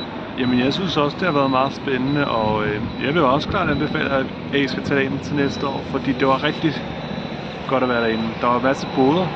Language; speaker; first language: Danish; native; Danish